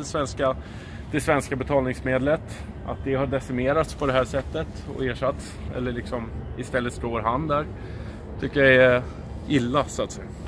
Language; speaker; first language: Swedish; native; Swedish